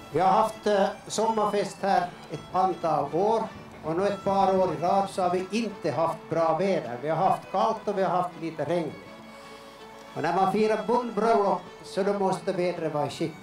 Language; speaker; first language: Swedish; native; Swedish